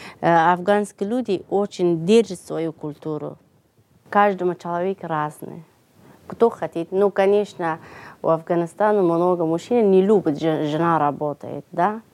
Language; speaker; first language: Russian; non-native, learner; Persian